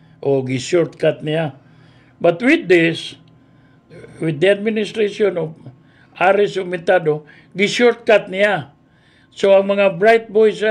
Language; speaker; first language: Cebuano; native; Cebuano